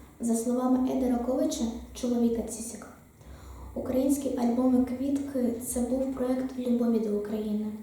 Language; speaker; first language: Ukrainian; native; Ukrainian